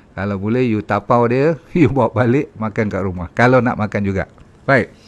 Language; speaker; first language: Malay; native; Malay